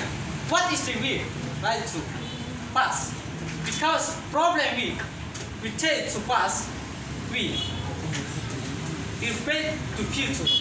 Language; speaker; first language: English; non-native, learner; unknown